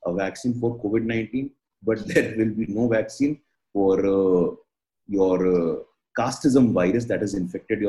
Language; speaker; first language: English; non-native, local second language; Hindi